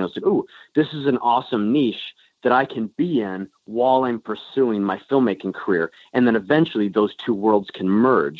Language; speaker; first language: English; native; English